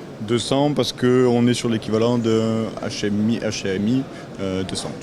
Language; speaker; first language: French; native; French